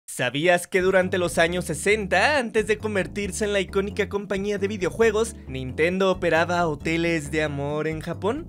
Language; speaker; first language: Spanish; native; Spanish